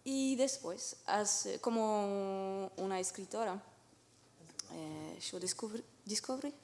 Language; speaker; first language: Spanish; non-native, learner; French